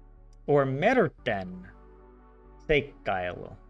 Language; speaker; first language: Finnish; non-native, learner; English